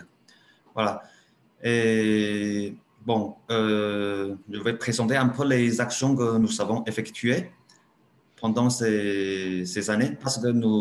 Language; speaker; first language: French; non-native, learner; Chinese